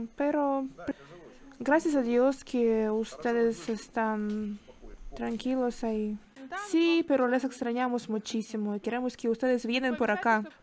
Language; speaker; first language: Spanish; non-native, fluent; Ukrainian